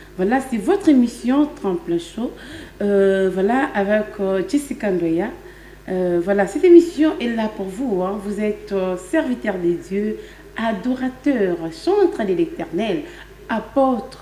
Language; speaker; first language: French; non-native, local second language; Lingala